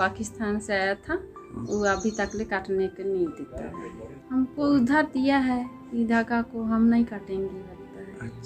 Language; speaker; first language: Hindi; non-native, local second language; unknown